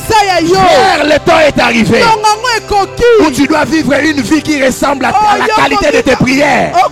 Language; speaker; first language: French; non-native, local second language; Lingala